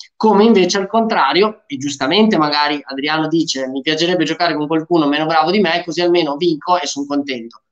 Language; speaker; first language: Italian; early bilingual, other home language; Romanian